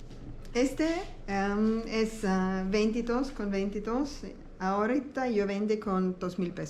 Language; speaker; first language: Spanish; non-native, learner; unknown